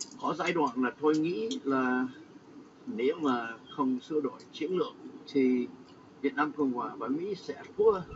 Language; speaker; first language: Vietnamese; non-native, fluent; English